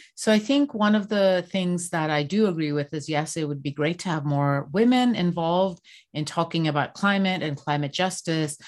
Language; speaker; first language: English; non-native, local second language; Bangla